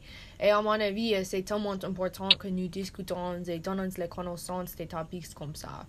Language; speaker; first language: French; non-native, learner; English